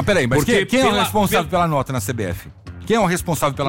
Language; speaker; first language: Portuguese; native; Portuguese